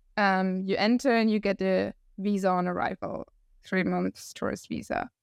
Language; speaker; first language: English; non-native, fluent; German